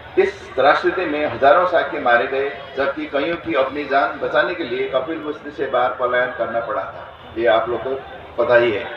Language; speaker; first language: Hindi; non-native, fluent; Newari